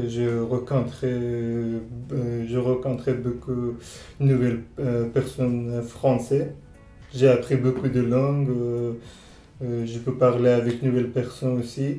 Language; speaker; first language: French; non-native, learner; Persian